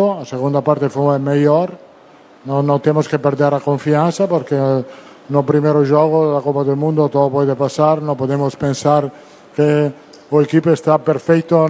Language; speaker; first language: Portuguese; non-native, learner; Spanish